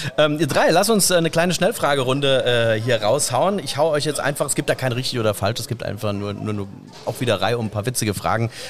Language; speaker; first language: German; native; German